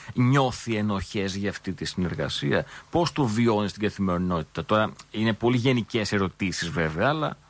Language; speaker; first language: Greek; native; Greek